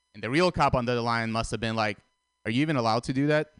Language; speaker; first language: English; early bilingual, other home language; Russian